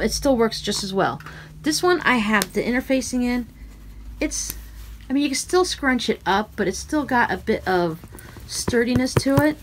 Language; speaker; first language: English; native; English